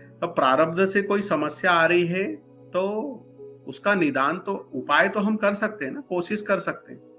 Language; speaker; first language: Hindi; non-native, local second language; Marathi